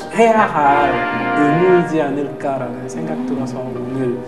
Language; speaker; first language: Korean; non-native, fluent; French